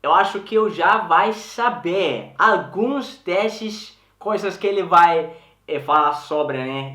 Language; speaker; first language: Portuguese; non-native, learner; Swedish